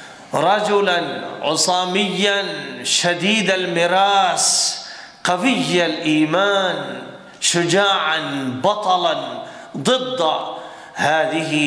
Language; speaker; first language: Arabic; non-native, fluent; Urdu